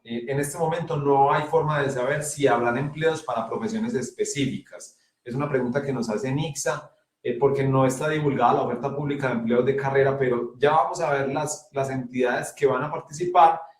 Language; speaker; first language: Spanish; native; Spanish